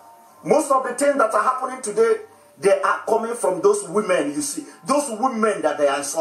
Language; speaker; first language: English; non-native, local second language; Igbo